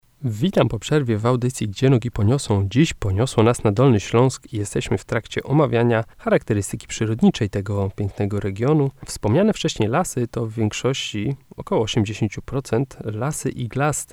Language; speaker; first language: Polish; native; Polish